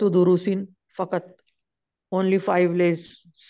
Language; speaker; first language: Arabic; non-native, learner; Urdu